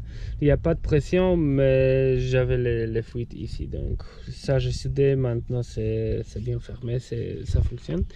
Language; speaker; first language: French; non-native, fluent; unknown